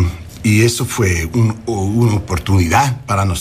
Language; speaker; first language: Spanish; non-native, learner; English